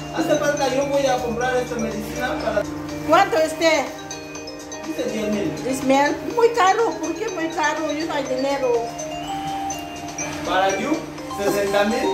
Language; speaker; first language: Spanish; non-native, learner; Filipino